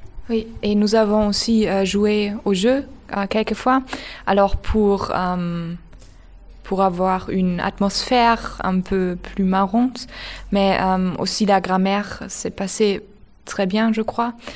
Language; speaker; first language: French; non-native, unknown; German